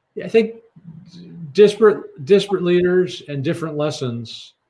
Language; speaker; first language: English; native; English